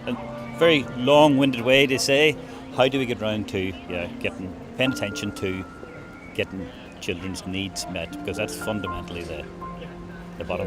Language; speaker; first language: English; native; English